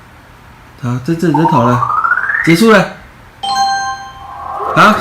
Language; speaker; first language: Chinese; native; Chinese